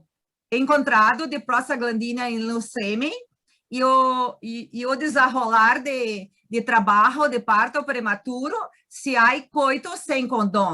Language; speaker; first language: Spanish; non-native, learner; Portuguese